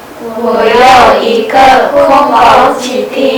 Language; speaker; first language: Chinese; non-native, learner; Indonesian